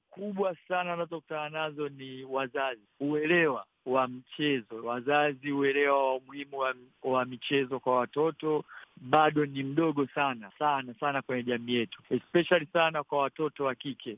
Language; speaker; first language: Swahili; native; Swahili